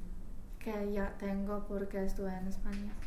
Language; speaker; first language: Spanish; non-native, fluent; Polish